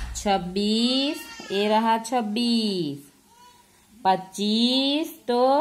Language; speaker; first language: Hindi; non-native, local second language; Gujarati